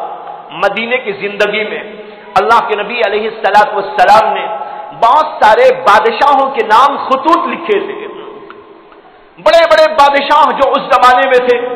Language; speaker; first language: Urdu; native; Urdu